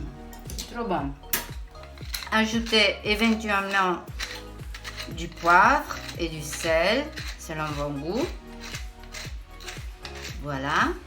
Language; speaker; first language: French; non-native, fluent; Italian